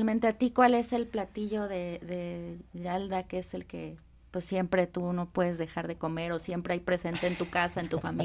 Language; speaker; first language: Spanish; native; Spanish